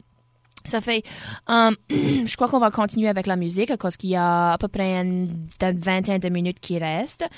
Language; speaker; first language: French; native; French